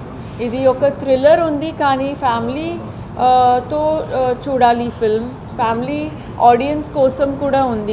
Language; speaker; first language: Telugu; non-native, fluent; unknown